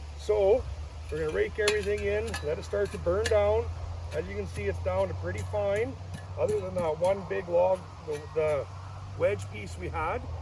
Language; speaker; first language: English; native; English